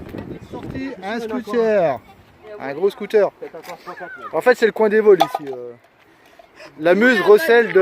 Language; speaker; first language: French; native; French